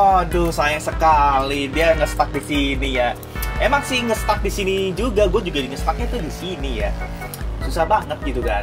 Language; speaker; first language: Indonesian; native; Indonesian